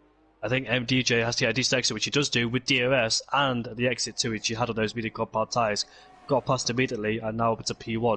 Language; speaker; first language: English; native; English